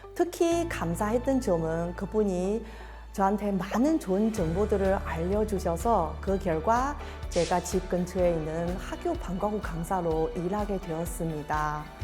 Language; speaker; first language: Korean; non-native, fluent; Chinese